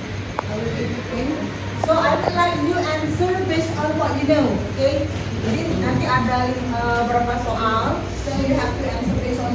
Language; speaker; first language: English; non-native, fluent; Indonesian